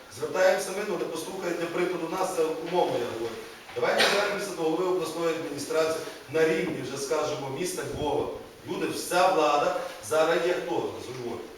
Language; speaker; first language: Ukrainian; native; Ukrainian